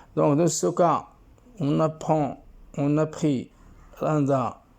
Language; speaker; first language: French; non-native, local second language; Arabic